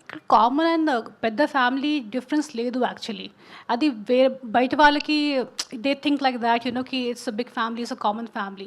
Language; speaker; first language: Telugu; non-native, fluent; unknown